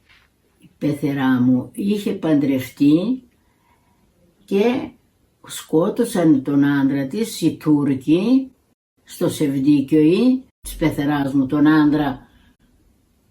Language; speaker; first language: Greek; native; Greek